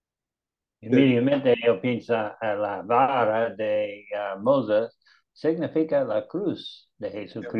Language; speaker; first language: Spanish; non-native, learner; English